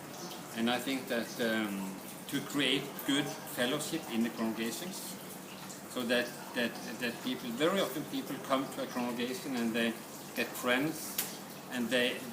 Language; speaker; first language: English; non-native, fluent; Norwegian